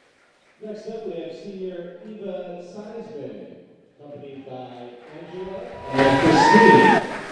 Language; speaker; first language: English; native; English